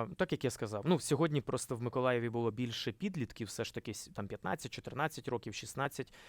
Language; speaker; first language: Ukrainian; non-native, local second language; Russian